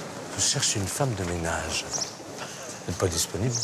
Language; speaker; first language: French; native; French